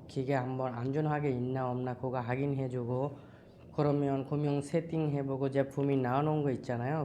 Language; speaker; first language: Korean; non-native, learner; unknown